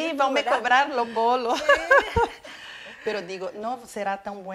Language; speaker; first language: Spanish; non-native, learner; Portuguese